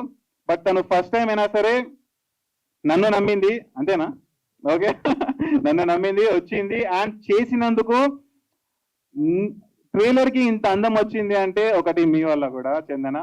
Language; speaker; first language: Telugu; native; Telugu